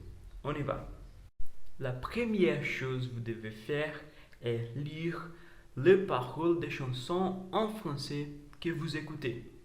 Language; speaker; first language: French; non-native, learner; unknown